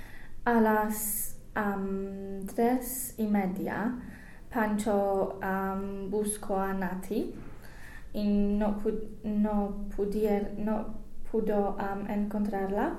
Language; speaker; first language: Spanish; non-native, learner; English